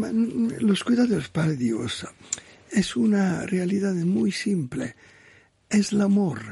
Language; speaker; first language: Spanish; non-native, learner; Italian